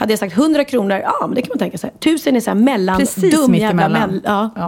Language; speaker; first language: Swedish; native; Swedish